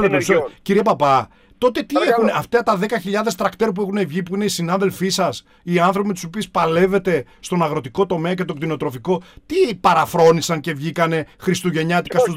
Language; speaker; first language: Greek; native; Greek